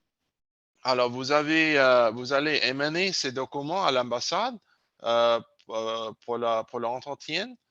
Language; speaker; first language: French; non-native, learner; English